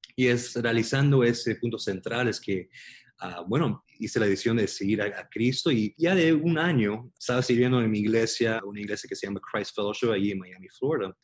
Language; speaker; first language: Spanish; early bilingual, heritage; Spanish